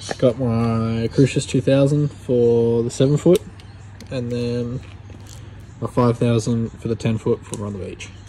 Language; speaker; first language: English; native; English